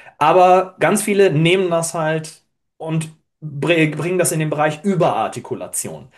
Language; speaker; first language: German; native; German